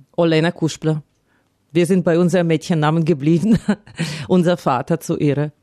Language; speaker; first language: German; non-native, fluent; Ukrainian